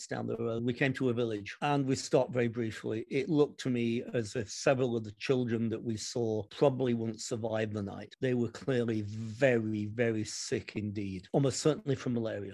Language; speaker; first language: English; native; English